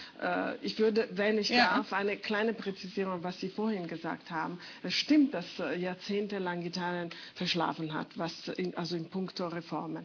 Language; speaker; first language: German; non-native, fluent; Italian